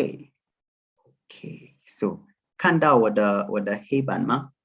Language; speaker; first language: Chinese; non-native, fluent; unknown